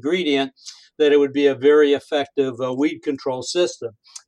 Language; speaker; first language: English; native; English